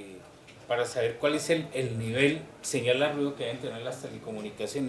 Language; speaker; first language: Spanish; native; Spanish